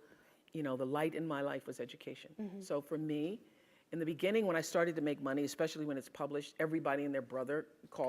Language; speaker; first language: English; native; English